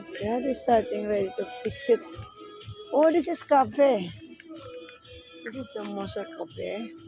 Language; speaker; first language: English; non-native, learner; Filipino